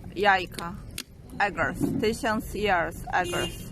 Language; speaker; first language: Polish; non-native, learner; Chinese